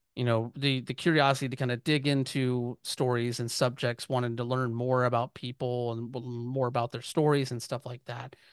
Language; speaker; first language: English; native; English